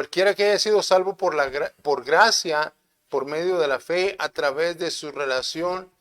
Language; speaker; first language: Spanish; native; Spanish